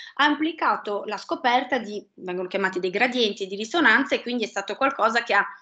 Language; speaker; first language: Italian; native; Italian